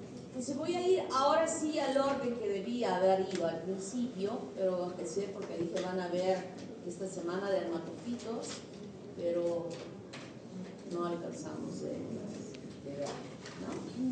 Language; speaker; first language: Spanish; native; Spanish